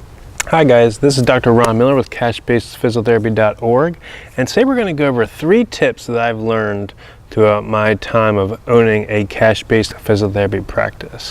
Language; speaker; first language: English; native; English